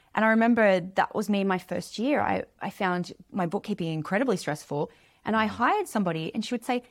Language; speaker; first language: English; native; English